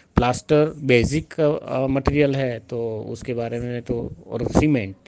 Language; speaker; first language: Hindi; non-native, local second language; Gujarati